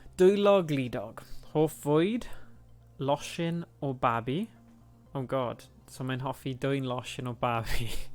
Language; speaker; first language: Welsh; native; Welsh